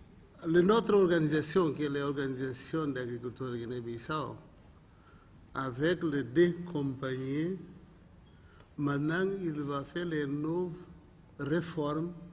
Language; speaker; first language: French; non-native, learner; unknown